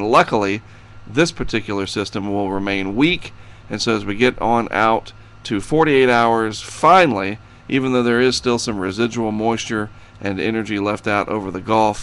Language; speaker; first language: English; native; English